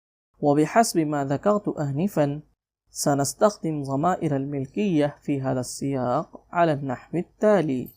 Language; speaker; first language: Arabic; non-native, fluent; Urdu